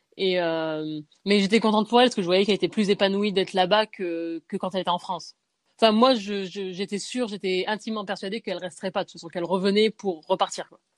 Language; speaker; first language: French; native; French